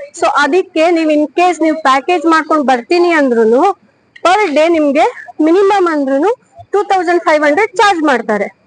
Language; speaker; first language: Kannada; native; Kannada